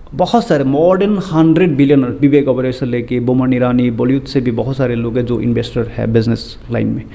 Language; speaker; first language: Hindi; non-native, local second language; Assamese